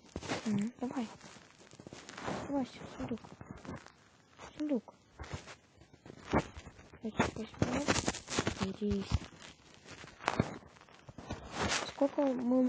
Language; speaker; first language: Russian; native; Russian